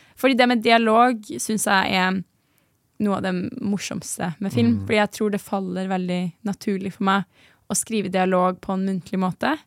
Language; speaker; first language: Norwegian; native; Norwegian